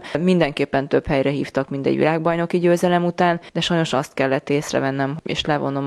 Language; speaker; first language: Hungarian; native; Hungarian